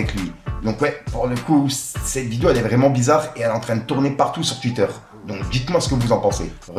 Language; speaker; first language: French; native; French